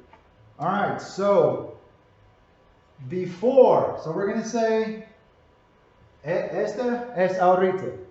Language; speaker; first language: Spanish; non-native, learner; English